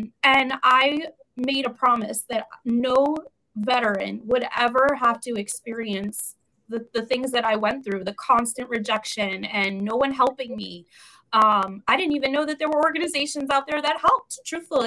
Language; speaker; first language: English; native; English